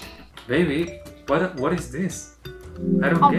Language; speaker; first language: English; non-native, learner; Spanish